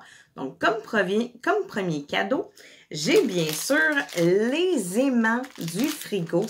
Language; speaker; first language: French; native; French